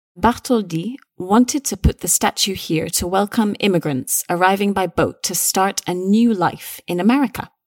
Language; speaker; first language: English; native; English